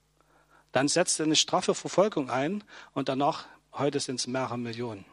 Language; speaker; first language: German; native; German